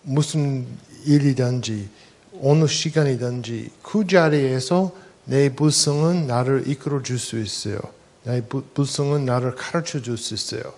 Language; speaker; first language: Korean; non-native, fluent; English